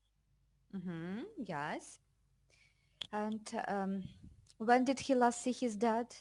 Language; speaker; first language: English; non-native, fluent; Russian